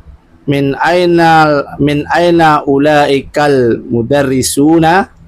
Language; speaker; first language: Arabic; non-native, learner; Indonesian